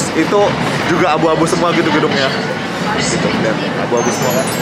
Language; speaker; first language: Indonesian; native; Indonesian